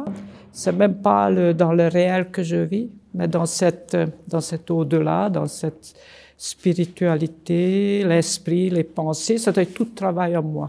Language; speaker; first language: French; non-native, fluent; Hungarian